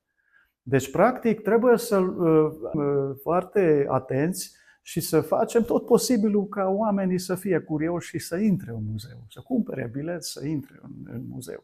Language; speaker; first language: Romanian; non-native, local second language; Hungarian